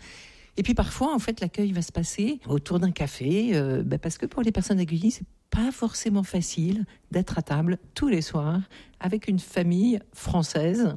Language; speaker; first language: French; native; French